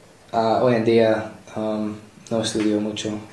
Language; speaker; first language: Spanish; non-native, learner; English